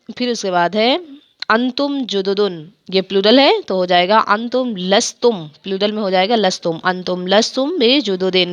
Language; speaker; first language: Urdu; native; Urdu